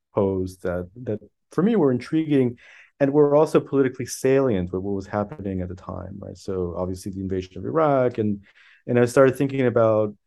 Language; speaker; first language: English; early bilingual, other home language; French